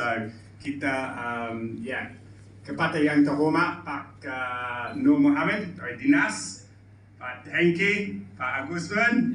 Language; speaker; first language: Indonesian; non-native, learner; English